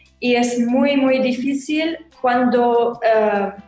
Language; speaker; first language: Spanish; non-native, learner; Arabic